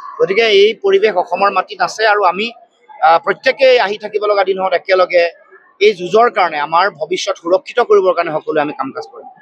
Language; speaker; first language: Assamese; native; Assamese